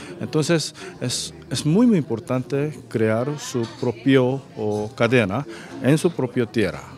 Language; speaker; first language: Spanish; non-native, fluent; Korean